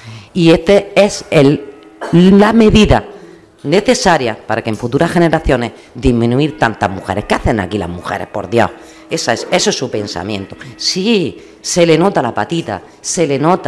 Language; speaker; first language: Spanish; native; Spanish